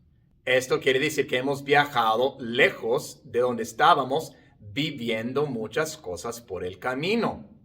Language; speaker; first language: Spanish; non-native, fluent; English